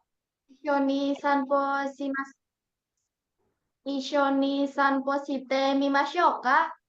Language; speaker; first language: Japanese; non-native, learner; Indonesian